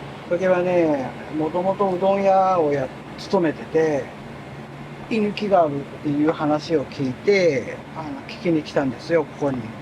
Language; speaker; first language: Japanese; native; Japanese